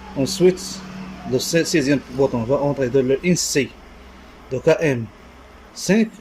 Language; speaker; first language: French; non-native, local second language; Arabic